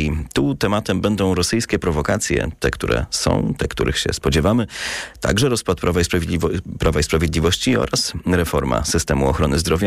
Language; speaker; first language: Polish; native; Polish